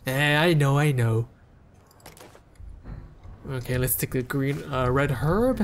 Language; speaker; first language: English; native; English